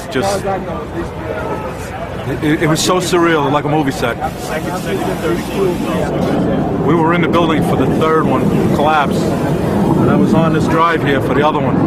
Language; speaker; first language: English; native; English